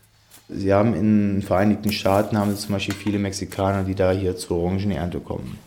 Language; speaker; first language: German; native; German